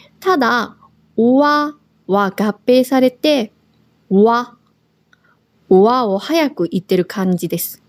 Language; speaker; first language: Japanese; non-native, fluent; Korean